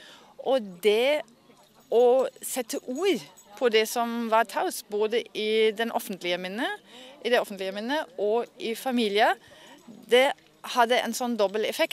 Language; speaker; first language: Norwegian; non-native, fluent; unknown